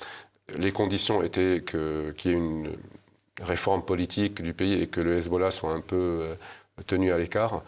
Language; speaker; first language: French; native; French